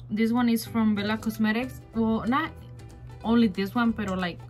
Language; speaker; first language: English; early bilingual, other home language; Spanish